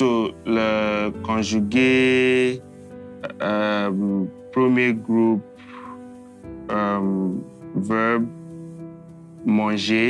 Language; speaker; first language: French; non-native, learner; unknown